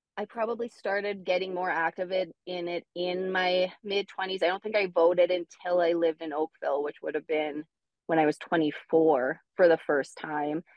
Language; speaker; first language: English; native; English